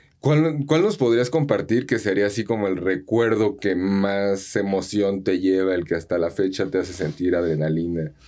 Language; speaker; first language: Spanish; native; Spanish